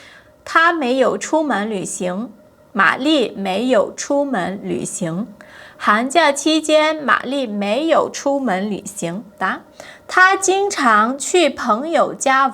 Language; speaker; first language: Chinese; non-native, fluent; Portuguese